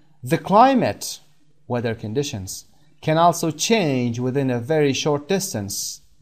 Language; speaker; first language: English; non-native, fluent; Persian